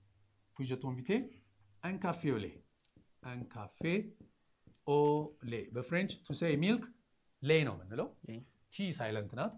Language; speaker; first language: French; non-native, fluent; Amharic